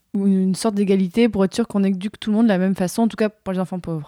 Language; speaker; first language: French; native; French